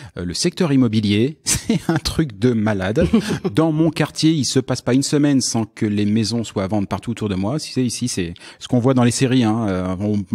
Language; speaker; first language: French; native; French